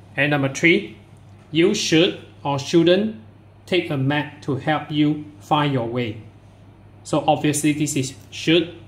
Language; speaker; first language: English; non-native, local second language; Chinese